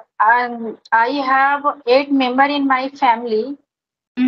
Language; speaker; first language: English; non-native, learner; Hindi